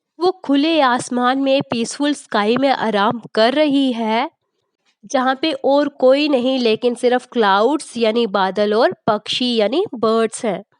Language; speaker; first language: Hindi; native; Hindi